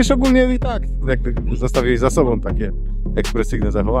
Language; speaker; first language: Polish; native; Polish